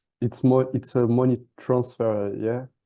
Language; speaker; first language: English; non-native, learner; French